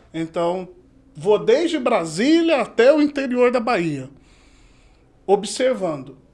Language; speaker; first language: Portuguese; native; Portuguese